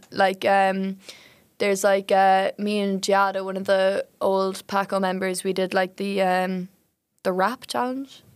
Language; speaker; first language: English; native; English